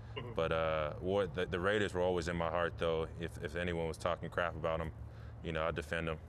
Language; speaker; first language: English; native; English